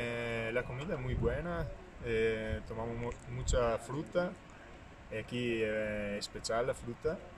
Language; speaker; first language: Spanish; non-native, learner; Italian